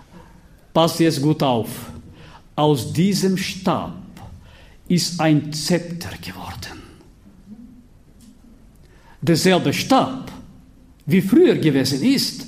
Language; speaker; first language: German; non-native, fluent; Bulgarian